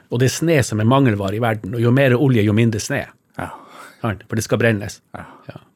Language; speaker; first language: Norwegian; native; Norwegian